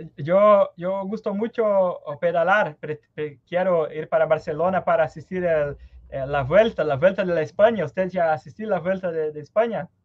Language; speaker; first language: Spanish; non-native, learner; Portuguese